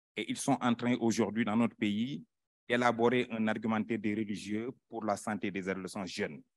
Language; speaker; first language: French; non-native, local second language; Wolof